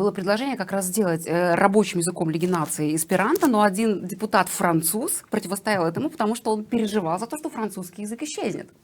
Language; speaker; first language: Russian; native; Russian